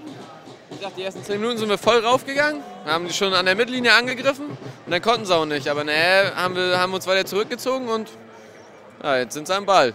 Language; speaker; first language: German; native; German